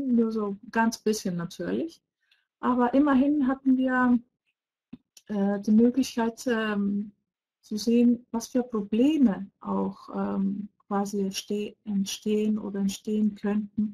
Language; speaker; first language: German; non-native, fluent; Greek